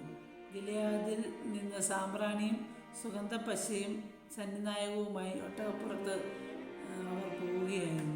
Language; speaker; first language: Malayalam; native; Malayalam